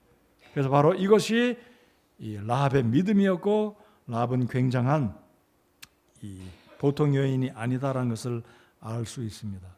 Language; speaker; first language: Korean; native; Korean